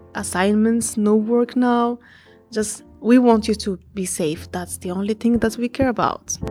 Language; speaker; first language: English; non-native, fluent; Arabic